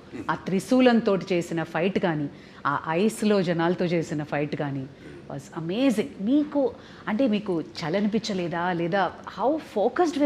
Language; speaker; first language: Telugu; native; Telugu